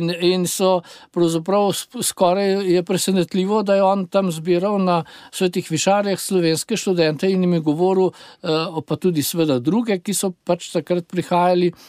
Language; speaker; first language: Slovenian; native; Slovenian